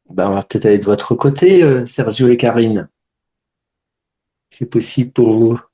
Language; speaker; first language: French; native; French